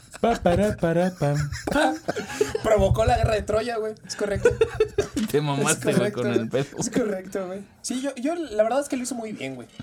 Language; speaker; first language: Spanish; native; Spanish